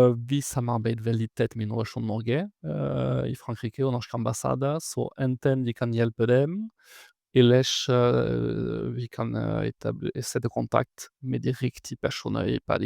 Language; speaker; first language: Norwegian; non-native, fluent; French